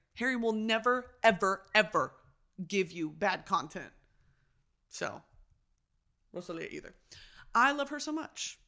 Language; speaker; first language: English; native; English